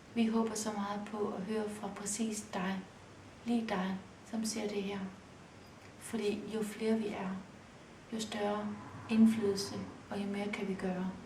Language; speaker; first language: Danish; early bilingual, other home language; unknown